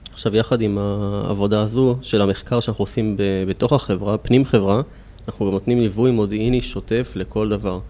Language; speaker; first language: Hebrew; native; Hebrew